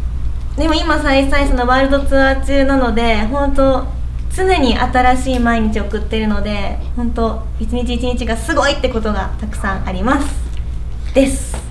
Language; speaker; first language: Japanese; native; Japanese